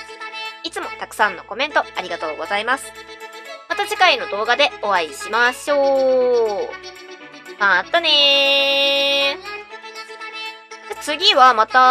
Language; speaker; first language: Japanese; native; Japanese